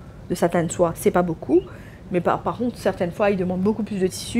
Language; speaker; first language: French; non-native, local second language; Morisyen